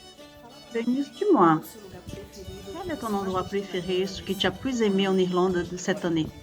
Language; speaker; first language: French; non-native, fluent; Portuguese